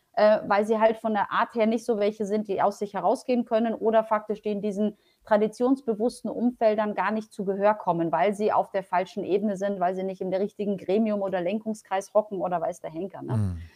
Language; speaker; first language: German; early bilingual, other home language; Polish